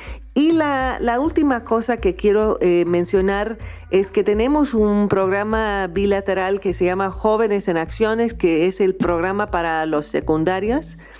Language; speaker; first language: Spanish; non-native, fluent; English